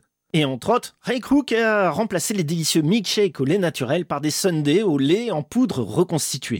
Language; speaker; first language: French; native; French